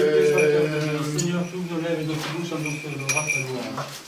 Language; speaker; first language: French; native; French